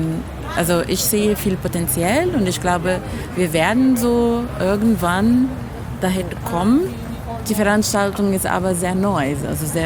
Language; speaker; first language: German; non-native, fluent; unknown